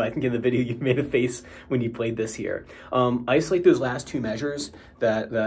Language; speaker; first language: English; native; English